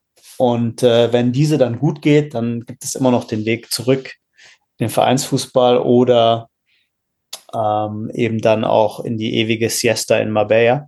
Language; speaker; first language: German; native; German